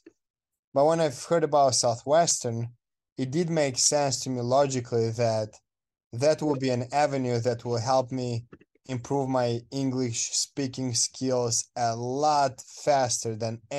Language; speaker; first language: English; non-native, fluent; Romanian